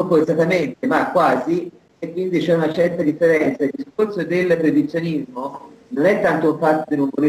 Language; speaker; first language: Italian; native; Italian